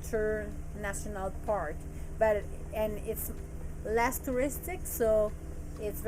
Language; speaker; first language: English; non-native, learner; French